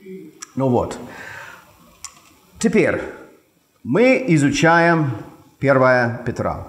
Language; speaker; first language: Russian; non-native, fluent; English